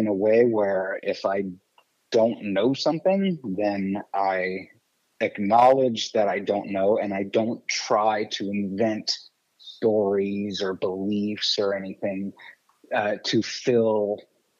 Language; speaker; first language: English; early bilingual, other home language; French